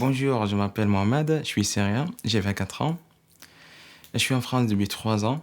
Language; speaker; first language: French; non-native, learner; Arabic